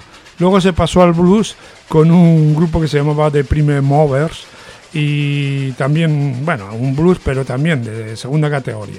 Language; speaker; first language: Spanish; native; Spanish